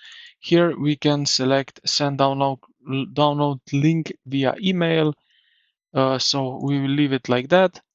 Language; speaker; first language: English; non-native, fluent; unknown